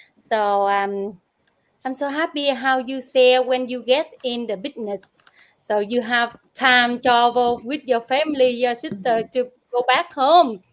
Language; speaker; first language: English; non-native, learner; Vietnamese